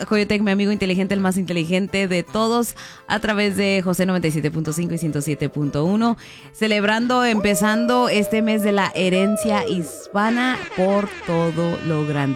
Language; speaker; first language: Spanish; native; Spanish